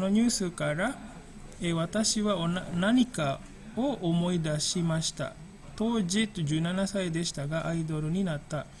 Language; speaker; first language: Japanese; non-native, fluent; Indonesian